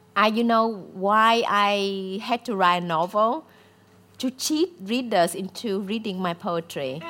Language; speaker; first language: English; non-native, fluent; Vietnamese